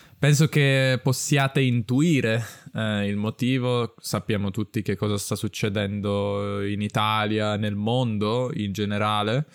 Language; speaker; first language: Italian; native; Italian